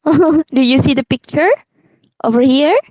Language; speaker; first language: English; non-native, fluent; Indonesian